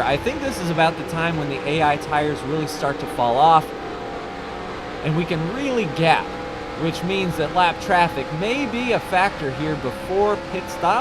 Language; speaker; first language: English; native; English